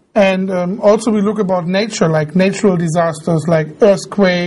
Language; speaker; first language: English; non-native, fluent; German